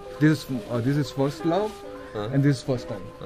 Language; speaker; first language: English; non-native, local second language; Hindi